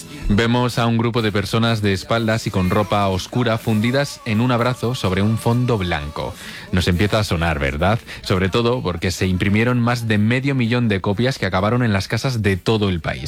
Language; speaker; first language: Spanish; native; Spanish